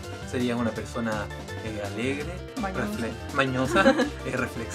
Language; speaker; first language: Spanish; native; Spanish